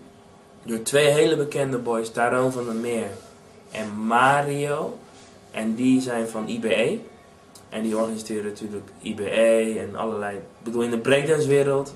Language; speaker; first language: Dutch; native; Dutch